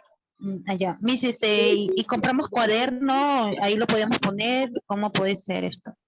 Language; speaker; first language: Spanish; native; Spanish